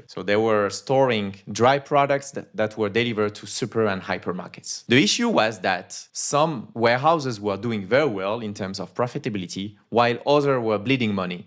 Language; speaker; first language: English; non-native, fluent; French